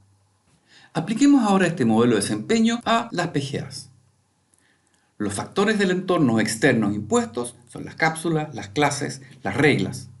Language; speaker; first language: Spanish; native; Spanish